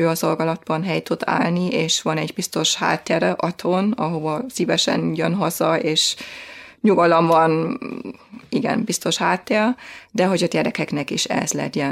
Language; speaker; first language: Hungarian; non-native, fluent; German